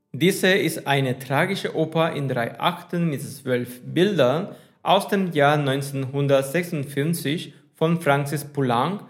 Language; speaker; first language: German; non-native, fluent; Spanish